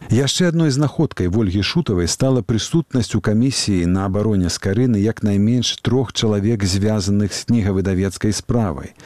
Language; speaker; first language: Belarusian; native; Belarusian